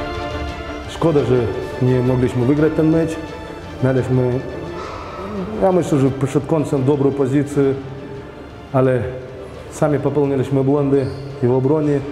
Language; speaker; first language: Polish; non-native, fluent; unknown